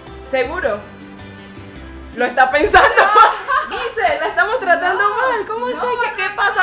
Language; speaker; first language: Spanish; native; Spanish